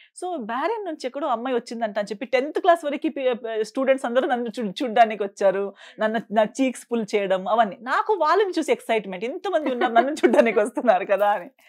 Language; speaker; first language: Telugu; non-native, fluent; Konkani